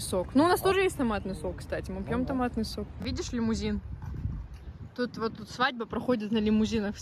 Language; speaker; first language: Russian; native; Russian